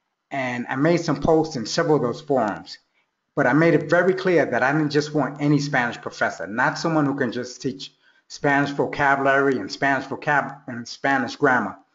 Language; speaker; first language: English; native; English